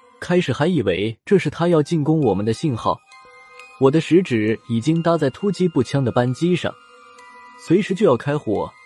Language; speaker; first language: Chinese; native; Chinese